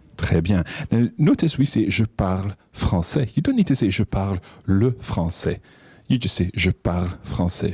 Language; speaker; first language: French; non-native, fluent; English